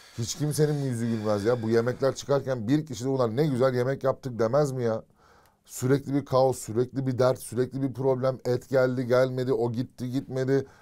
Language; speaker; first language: Turkish; native; Turkish